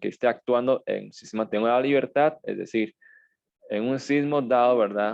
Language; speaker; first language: Spanish; native; Spanish